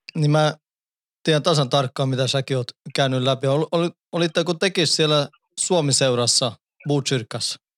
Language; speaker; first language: Finnish; early bilingual, heritage; Finnish